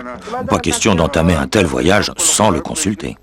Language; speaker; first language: French; native; French